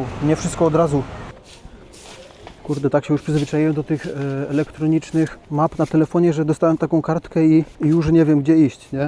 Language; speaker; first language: Polish; native; Polish